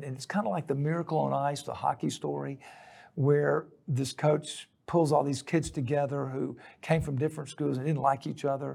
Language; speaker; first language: English; native; English